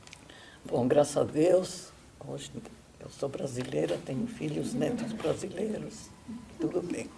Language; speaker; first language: Portuguese; non-native, fluent; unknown